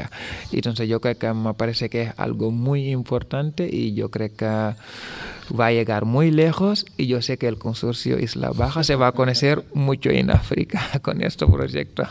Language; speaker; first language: Spanish; non-native, fluent; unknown